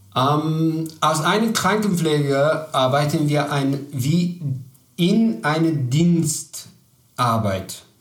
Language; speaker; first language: German; non-native, learner; Persian